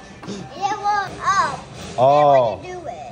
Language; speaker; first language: English; native; English